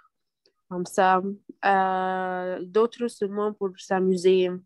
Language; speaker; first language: French; non-native, learner; Arabic